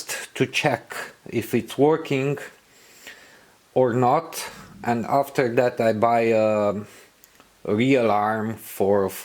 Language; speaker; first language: English; non-native, learner; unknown